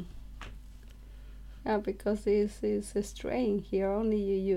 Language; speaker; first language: English; non-native, learner; Spanish